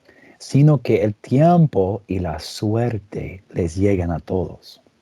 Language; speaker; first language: Spanish; non-native, fluent; English